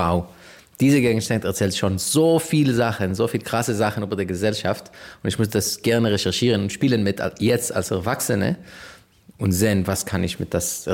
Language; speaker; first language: German; non-native, fluent; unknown